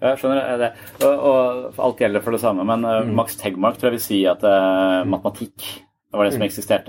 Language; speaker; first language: Norwegian; native; Norwegian